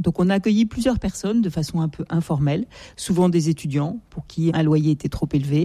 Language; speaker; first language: French; native; French